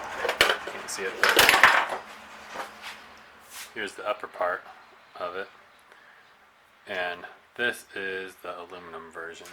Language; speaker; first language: English; native; English